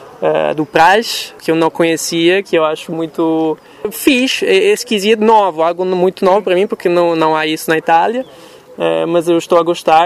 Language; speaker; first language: Portuguese; non-native, fluent; Italian